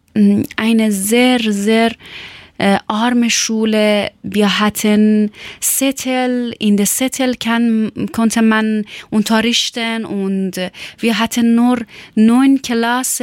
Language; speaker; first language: German; non-native, learner; Persian